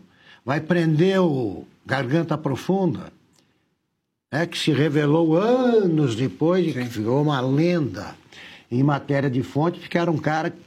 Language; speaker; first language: Portuguese; native; Portuguese